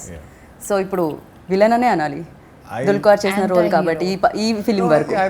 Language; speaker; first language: Telugu; native; Telugu